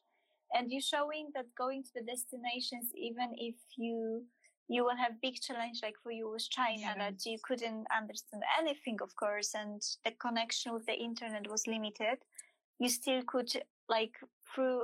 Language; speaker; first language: English; non-native, fluent; Polish